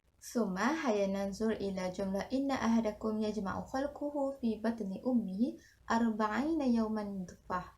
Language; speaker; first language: Arabic; non-native, learner; Malay